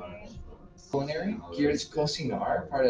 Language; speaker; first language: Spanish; non-native, fluent; English